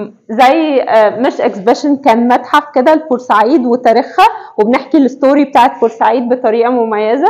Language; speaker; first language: Arabic; native; Arabic